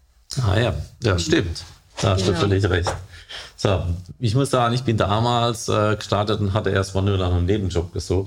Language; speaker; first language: German; native; German